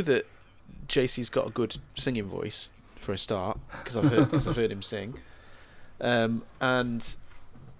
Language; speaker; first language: English; native; English